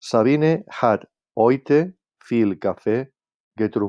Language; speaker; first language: German; non-native, fluent; Catalan